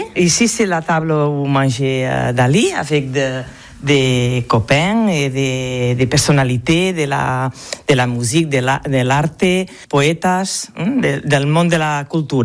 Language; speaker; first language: French; non-native, learner; Catalan